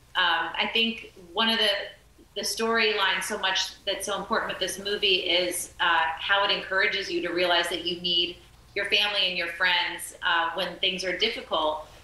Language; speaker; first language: English; native; English